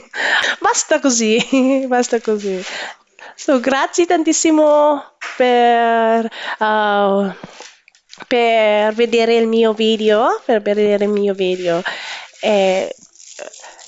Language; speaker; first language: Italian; non-native, learner; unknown